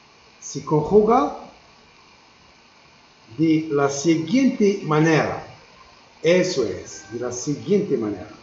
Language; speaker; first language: Spanish; non-native, learner; Arabic